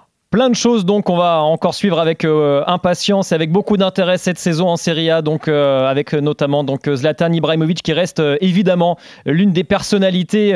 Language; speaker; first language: French; native; French